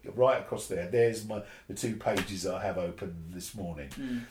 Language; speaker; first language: English; native; English